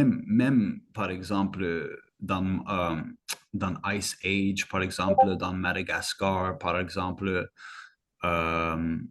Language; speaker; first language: French; non-native, fluent; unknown